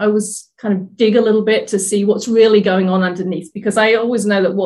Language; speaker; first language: English; native; English